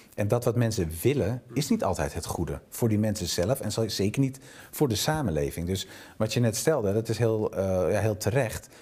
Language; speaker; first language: Dutch; native; Dutch